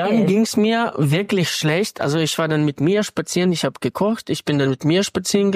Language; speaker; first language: German; non-native, fluent; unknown